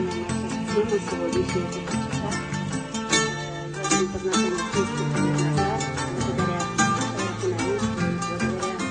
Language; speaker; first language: Russian; non-native, local second language; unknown